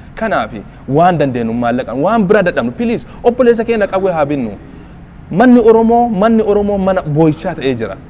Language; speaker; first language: Oromo; native; Oromo